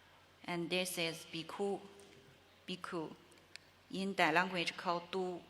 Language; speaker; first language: English; non-native, learner; Chinese